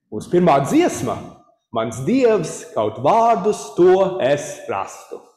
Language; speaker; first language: Latvian; early bilingual, heritage; Latvian